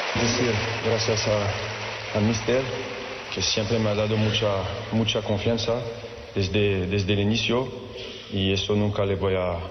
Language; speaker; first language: Spanish; non-native, fluent; French